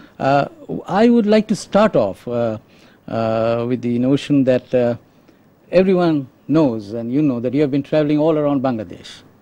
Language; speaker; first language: English; non-native, local second language; Bangla